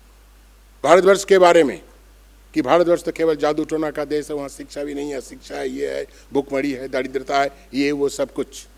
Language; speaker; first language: Hindi; non-native, local second language; Bangla